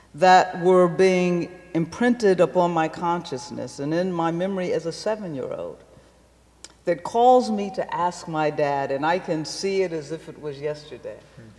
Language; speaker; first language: English; native; English